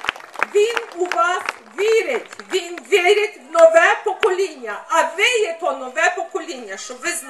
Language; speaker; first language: Ukrainian; early bilingual, heritage; Ukrainian